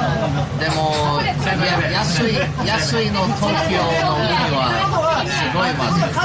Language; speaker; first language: Japanese; non-native, learner; English